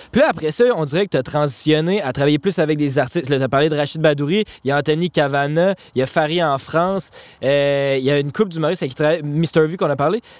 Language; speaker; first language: French; native; French